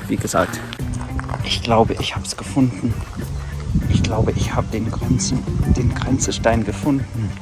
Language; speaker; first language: German; non-native, fluent; English